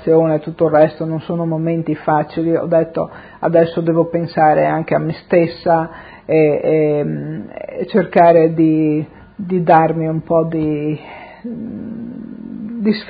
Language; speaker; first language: Italian; native; Italian